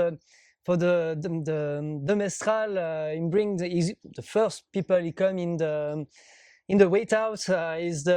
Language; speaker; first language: English; non-native, learner; French